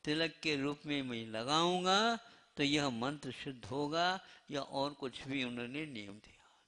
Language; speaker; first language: Hindi; non-native, local second language; Kannada